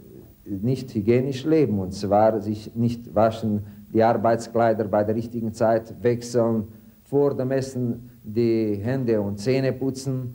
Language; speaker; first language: German; non-native, fluent; Romanian